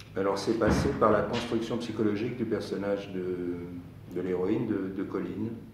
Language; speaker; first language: French; native; French